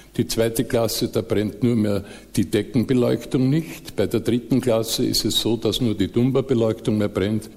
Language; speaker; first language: German; native; German